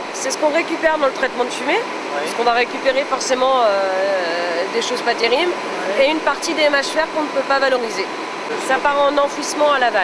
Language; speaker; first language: French; native; French